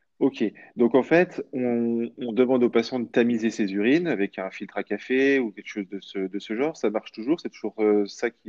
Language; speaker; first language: French; native; French